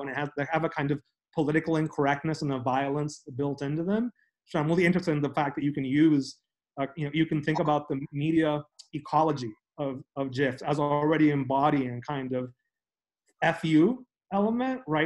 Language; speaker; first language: English; early bilingual, other home language; Spanish